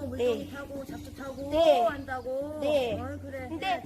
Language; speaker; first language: Korean; native; Korean